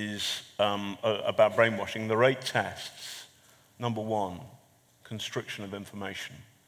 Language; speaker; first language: English; native; English